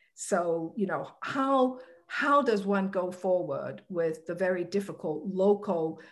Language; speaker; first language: English; non-native, local second language; Cantonese